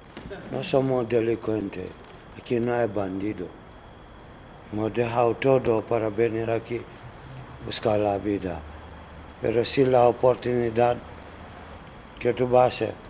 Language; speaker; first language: Spanish; non-native, learner; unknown